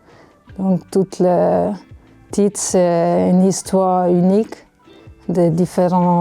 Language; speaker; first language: French; non-native, fluent; Hungarian